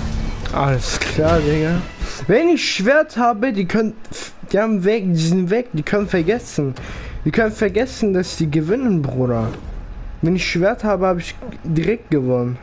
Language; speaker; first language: German; early bilingual, other home language; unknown